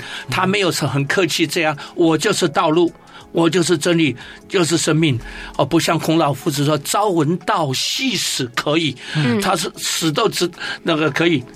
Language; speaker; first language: Chinese; native; Chinese